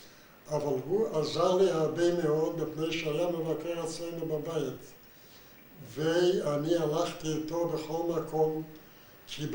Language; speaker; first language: Hebrew; non-native, fluent; Yiddish